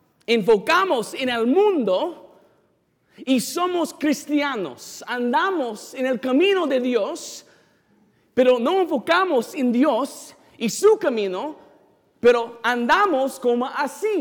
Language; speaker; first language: Spanish; non-native, fluent; English